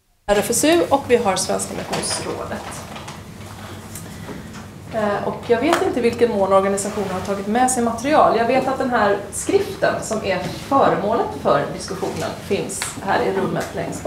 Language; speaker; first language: Swedish; native; Swedish